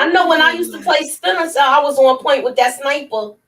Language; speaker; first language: English; native; English